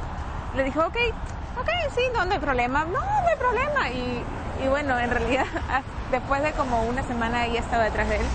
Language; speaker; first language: Spanish; native; Spanish